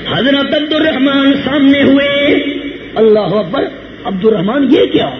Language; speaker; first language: Urdu; non-native, local second language; Punjabi